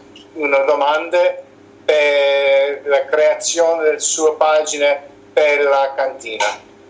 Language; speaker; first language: Italian; non-native, learner; English